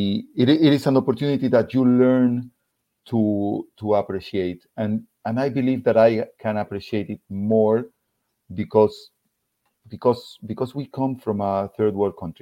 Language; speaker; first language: English; non-native, fluent; Spanish